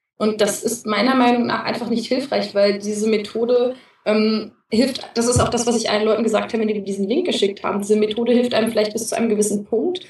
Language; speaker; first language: German; native; German